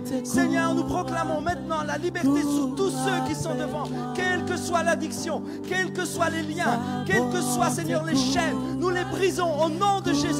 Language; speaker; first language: French; native; French